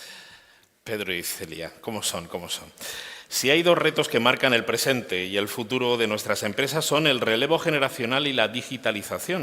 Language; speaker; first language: Spanish; native; Spanish